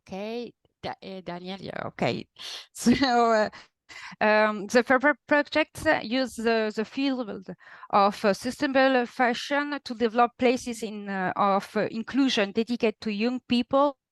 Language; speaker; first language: English; non-native, fluent; Italian